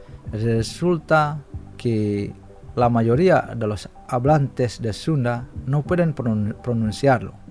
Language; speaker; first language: Spanish; non-native, fluent; Indonesian